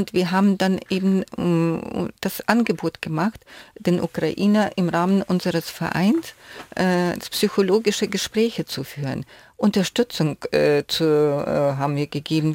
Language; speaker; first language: German; non-native, fluent; Ukrainian